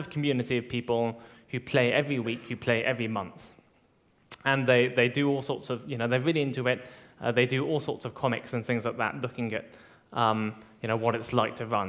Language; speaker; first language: English; native; English